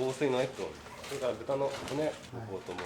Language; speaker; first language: Japanese; native; Japanese